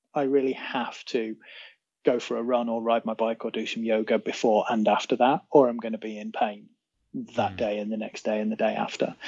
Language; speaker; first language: English; native; English